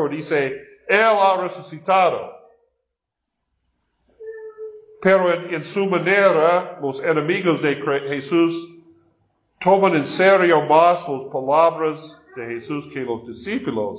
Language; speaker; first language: Spanish; non-native, learner; English